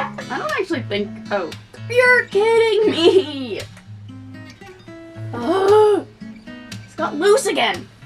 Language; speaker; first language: English; native; English